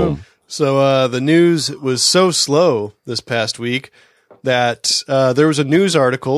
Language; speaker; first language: English; native; English